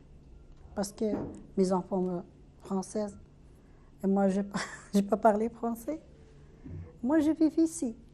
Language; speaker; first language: French; non-native, learner; Arabic